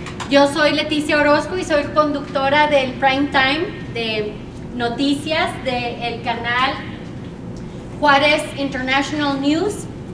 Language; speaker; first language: Spanish; native; Spanish